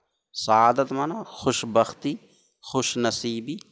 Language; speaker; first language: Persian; non-native, fluent; Urdu